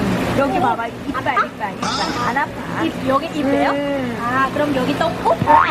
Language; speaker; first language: Korean; non-native, learner; Vietnamese